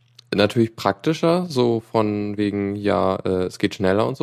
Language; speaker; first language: German; native; German